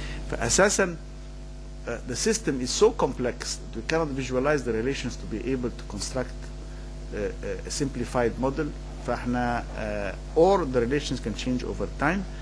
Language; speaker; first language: English; non-native, fluent; Arabic